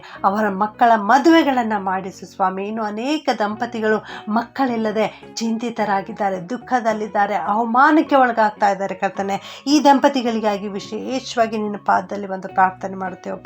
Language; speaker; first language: Kannada; native; Kannada